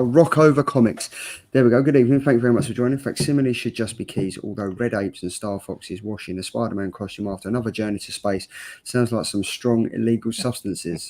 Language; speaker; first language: English; native; English